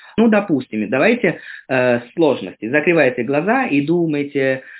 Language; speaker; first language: Russian; non-native, fluent; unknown